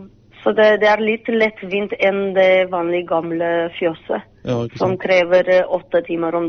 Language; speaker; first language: Norwegian; non-native, fluent; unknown